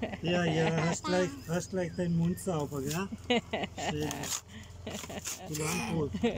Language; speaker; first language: German; native; German